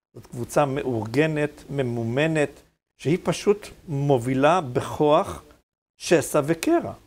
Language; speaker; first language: Hebrew; native; Hebrew